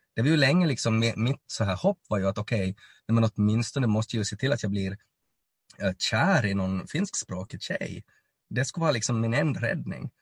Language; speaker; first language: Swedish; native; Swedish